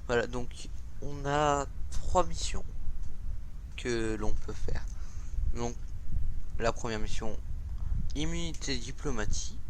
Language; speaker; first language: French; native; French